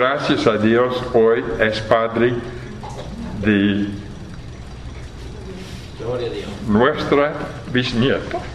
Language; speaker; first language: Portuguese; non-native, fluent; English